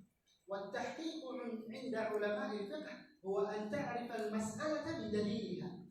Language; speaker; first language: Arabic; native; Arabic